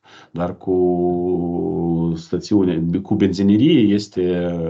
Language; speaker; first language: Romanian; non-native, learner; Ukrainian